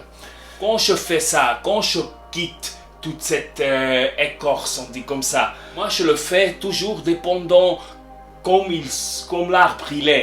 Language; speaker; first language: French; non-native, learner; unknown